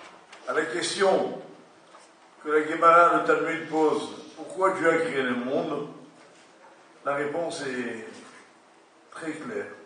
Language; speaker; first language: French; native; French